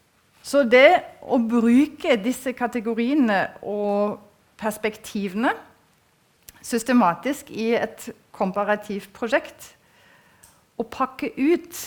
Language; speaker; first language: Norwegian; non-native, fluent; German